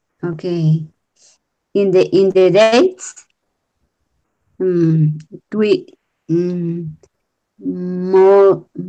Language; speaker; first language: English; non-native, learner; Spanish